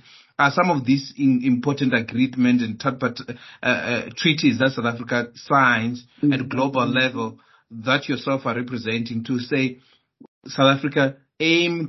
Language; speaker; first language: English; non-native, local second language; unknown